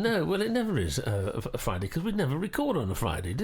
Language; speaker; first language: English; native; English